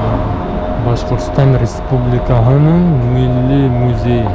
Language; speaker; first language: Turkish; non-native, learner; Bashkir